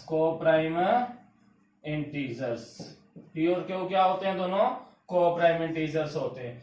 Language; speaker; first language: Hindi; native; Hindi